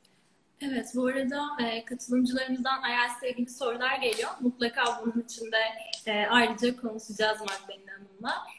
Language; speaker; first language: Turkish; native; Turkish